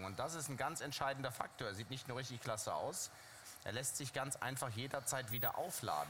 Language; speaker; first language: German; native; German